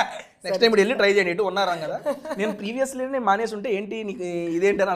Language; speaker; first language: Telugu; native; Telugu